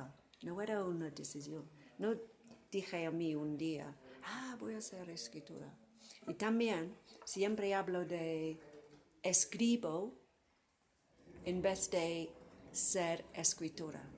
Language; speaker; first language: Spanish; non-native, fluent; English